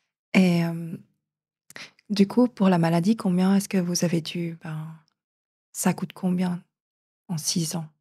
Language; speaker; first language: French; native; French